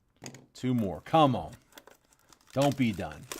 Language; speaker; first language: English; native; English